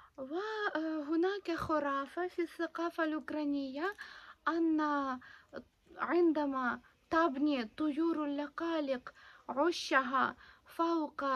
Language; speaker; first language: Arabic; non-native, fluent; Ukrainian